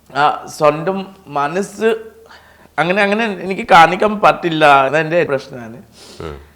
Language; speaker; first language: Malayalam; non-native, fluent; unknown